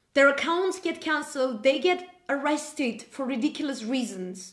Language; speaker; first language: English; non-native, fluent; Armenian